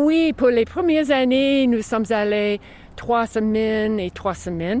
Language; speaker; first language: French; non-native, fluent; English